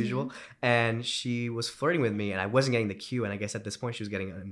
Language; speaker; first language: English; early bilingual, other home language; Romanian